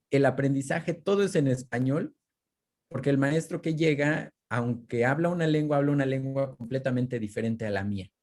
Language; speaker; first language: Spanish; non-native, local second language; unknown